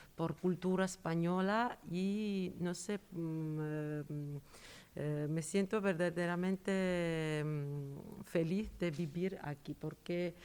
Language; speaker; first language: Spanish; non-native, fluent; Georgian